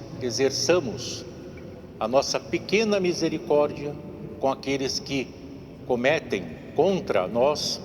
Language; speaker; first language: Portuguese; native; Portuguese